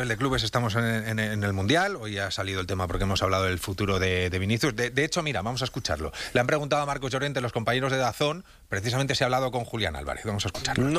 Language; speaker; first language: Spanish; native; Spanish